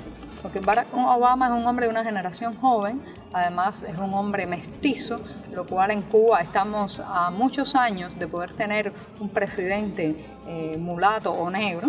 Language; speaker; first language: Spanish; native; Spanish